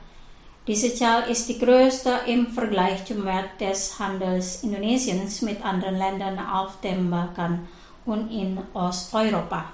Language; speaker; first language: German; non-native, fluent; Indonesian